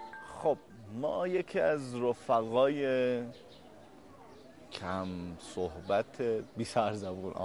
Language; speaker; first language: Persian; native; Persian